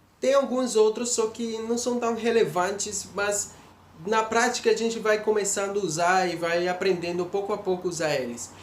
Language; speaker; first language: Portuguese; native; Portuguese